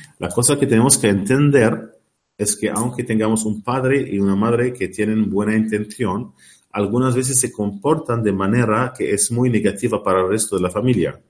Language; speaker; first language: Spanish; non-native, learner; Arabic